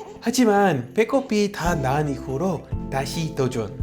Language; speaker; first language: Korean; native; Korean